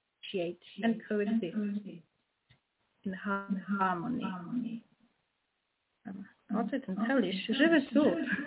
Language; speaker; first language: English; non-native, fluent; Polish